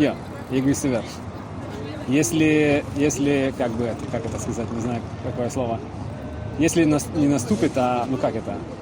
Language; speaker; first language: Russian; non-native, learner; Lithuanian